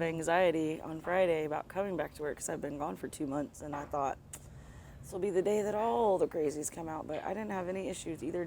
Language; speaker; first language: English; native; English